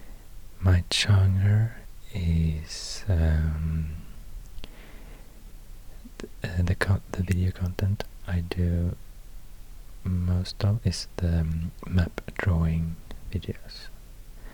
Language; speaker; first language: English; non-native, fluent; Swedish